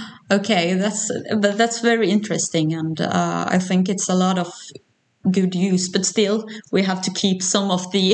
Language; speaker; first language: English; non-native, fluent; Norwegian